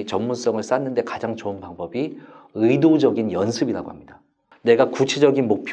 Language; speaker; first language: Korean; native; Korean